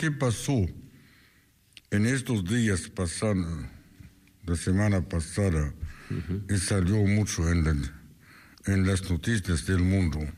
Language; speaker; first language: Spanish; non-native, fluent; Arabic